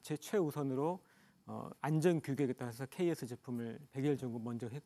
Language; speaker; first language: Korean; native; Korean